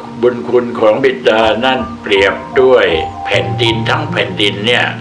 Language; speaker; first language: Thai; native; Thai